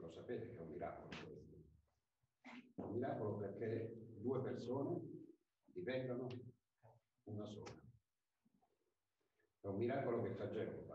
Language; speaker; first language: Italian; native; Italian